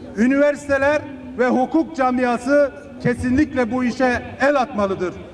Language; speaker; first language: Turkish; native; Turkish